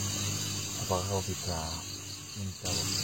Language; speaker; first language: Indonesian; native; Indonesian